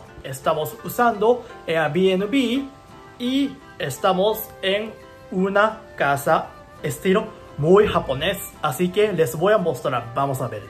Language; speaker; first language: Spanish; non-native, learner; Japanese